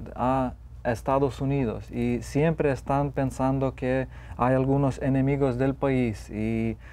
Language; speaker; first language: Spanish; non-native, fluent; Lithuanian